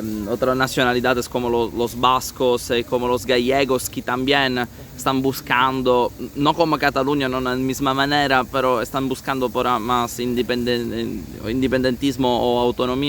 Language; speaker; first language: Spanish; non-native, learner; Italian